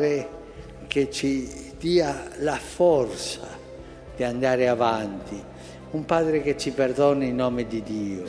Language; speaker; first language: Italian; early bilingual, heritage; Spanish